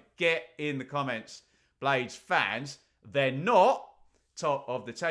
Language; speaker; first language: English; native; English